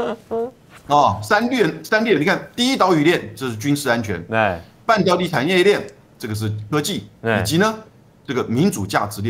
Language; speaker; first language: Chinese; native; Chinese